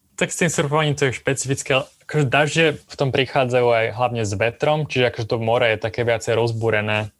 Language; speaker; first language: Slovak; native; Slovak